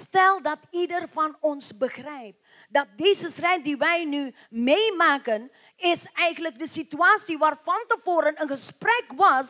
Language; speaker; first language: Dutch; non-native, learner; Indonesian